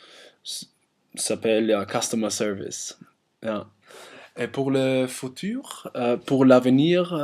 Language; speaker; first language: French; non-native, learner; German